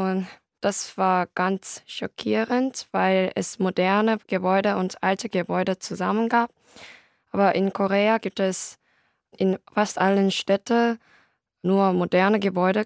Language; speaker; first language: German; non-native, learner; Korean